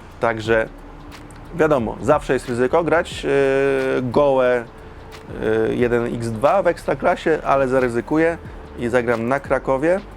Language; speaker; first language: Polish; native; Polish